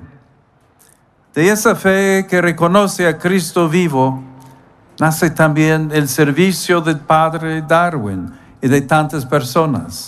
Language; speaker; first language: Spanish; non-native, fluent; English